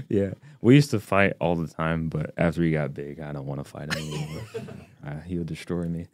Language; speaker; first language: English; native; English